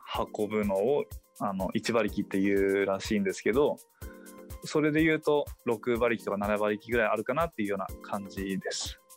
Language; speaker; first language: Japanese; native; Japanese